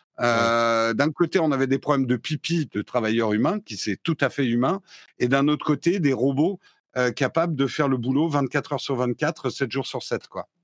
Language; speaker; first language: French; native; French